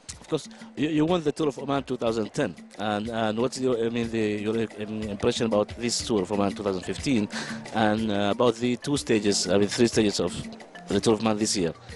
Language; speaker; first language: English; non-native, learner; Arabic